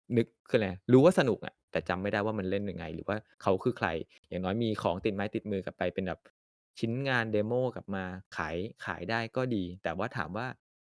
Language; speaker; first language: Thai; native; Thai